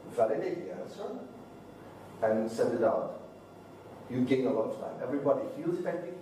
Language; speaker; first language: English; non-native, fluent; Dutch